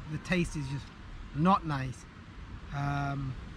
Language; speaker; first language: English; native; English